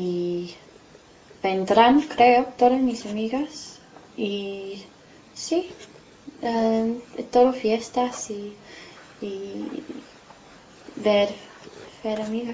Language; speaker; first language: Spanish; non-native, learner; English